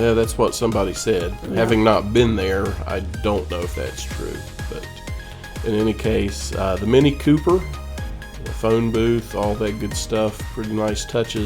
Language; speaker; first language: English; native; English